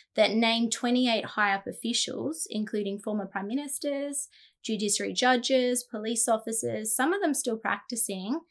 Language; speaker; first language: English; native; English